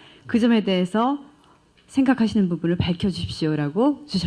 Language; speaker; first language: Korean; native; Korean